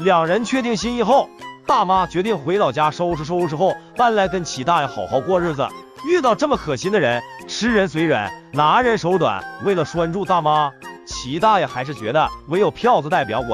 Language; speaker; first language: Chinese; native; Chinese